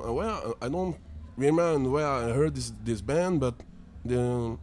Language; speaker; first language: English; non-native, learner; French